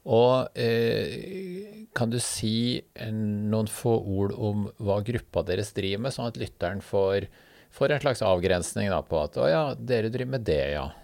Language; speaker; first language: Norwegian; native; Norwegian